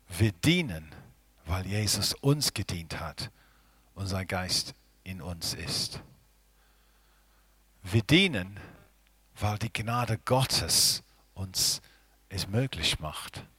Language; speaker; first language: German; non-native, fluent; English